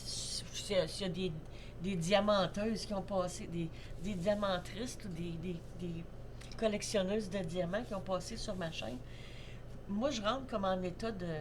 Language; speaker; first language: French; native; French